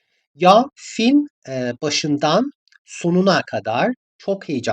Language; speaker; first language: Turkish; non-native, fluent; Persian